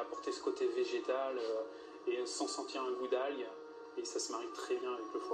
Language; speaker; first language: French; native; French